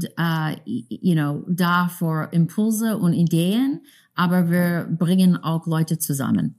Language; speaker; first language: German; non-native, fluent; English